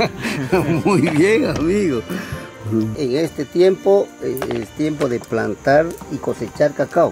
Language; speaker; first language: Spanish; non-native, local second language; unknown